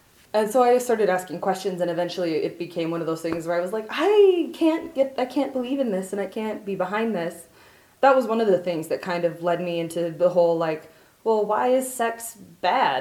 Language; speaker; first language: English; native; English